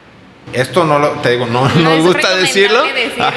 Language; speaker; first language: Spanish; native; Spanish